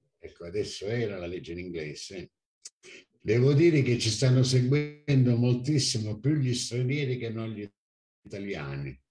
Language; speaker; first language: Italian; native; Italian